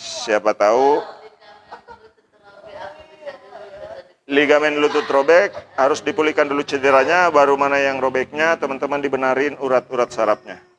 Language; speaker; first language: Indonesian; native; Indonesian